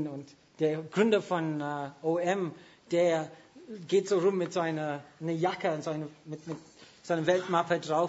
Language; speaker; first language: German; non-native, fluent; English